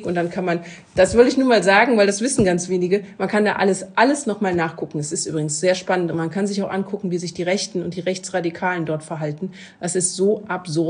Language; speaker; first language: German; native; German